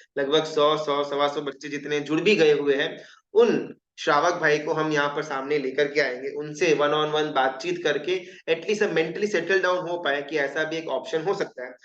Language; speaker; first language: Hindi; non-native, local second language; Gujarati